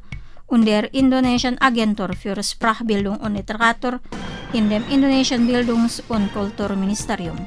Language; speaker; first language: German; non-native, fluent; Indonesian